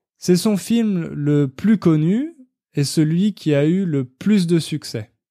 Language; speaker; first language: French; native; French